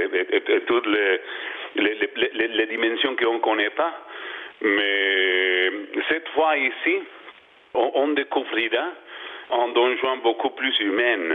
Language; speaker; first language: French; non-native, learner; Spanish